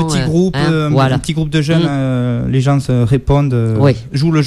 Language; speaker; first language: French; native; French